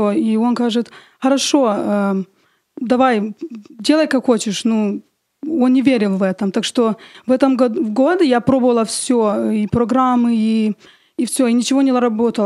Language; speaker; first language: Russian; early bilingual, heritage; Russian